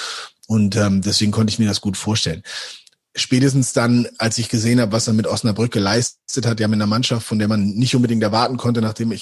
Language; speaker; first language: German; native; German